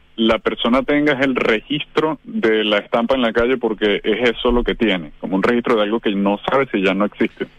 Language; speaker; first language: Spanish; native; Spanish